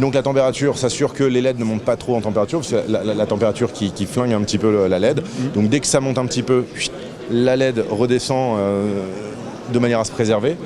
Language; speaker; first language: French; native; French